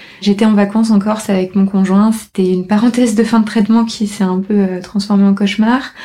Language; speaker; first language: French; native; French